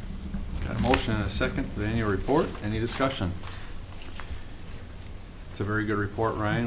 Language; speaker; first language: English; native; English